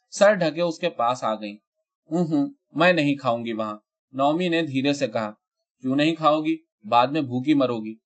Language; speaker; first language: Urdu; native; Urdu